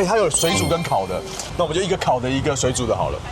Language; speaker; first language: Chinese; native; Chinese